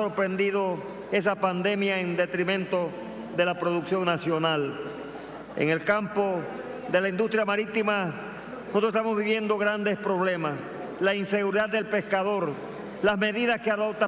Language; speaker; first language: Spanish; native; Spanish